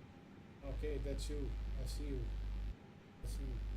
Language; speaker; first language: English; non-native, learner; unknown